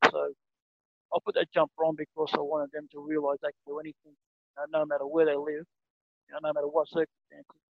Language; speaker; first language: English; native; English